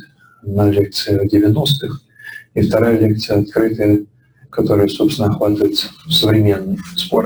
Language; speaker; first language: Russian; native; Russian